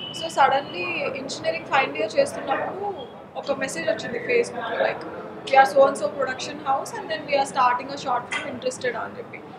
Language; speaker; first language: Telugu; non-native, local second language; Marathi